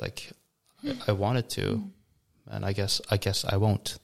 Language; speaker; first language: English; native; English